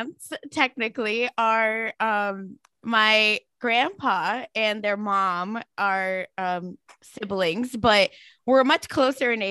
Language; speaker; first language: English; non-native, local second language; Marathi